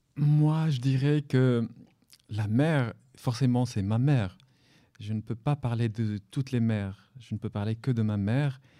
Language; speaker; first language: French; non-native, local second language; Arabic